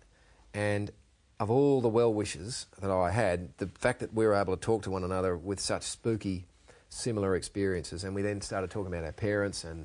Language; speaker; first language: English; native; English